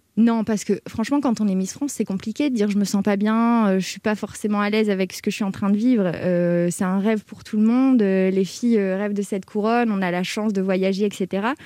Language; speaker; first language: French; native; French